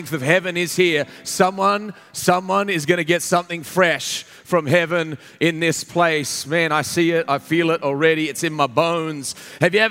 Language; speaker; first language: English; native; English